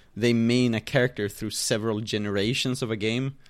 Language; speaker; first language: English; non-native, fluent; Swedish